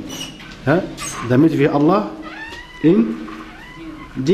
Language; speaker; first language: German; non-native, learner; Arabic